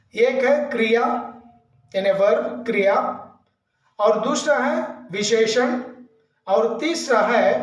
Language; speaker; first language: Hindi; non-native, local second language; Kannada